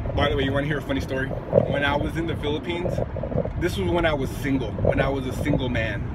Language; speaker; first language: English; native; English